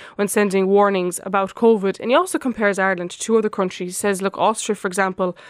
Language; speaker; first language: English; non-native, fluent; Lithuanian